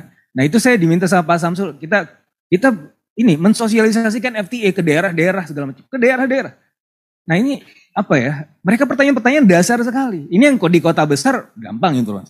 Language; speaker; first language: Indonesian; native; Indonesian